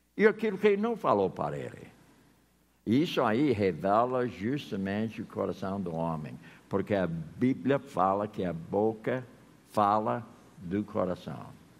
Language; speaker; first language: Portuguese; non-native, fluent; English